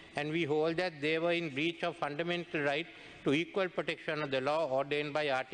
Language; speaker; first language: English; non-native, local second language; Sinhala